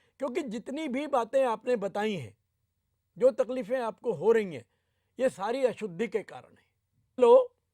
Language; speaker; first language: Hindi; native; Hindi